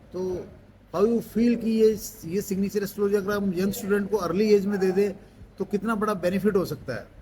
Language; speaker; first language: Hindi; native; Hindi